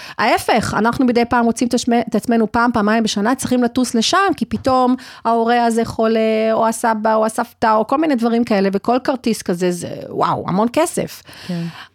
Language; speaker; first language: Hebrew; early bilingual, other home language; English